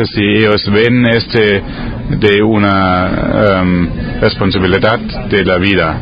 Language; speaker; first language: Spanish; non-native, learner; German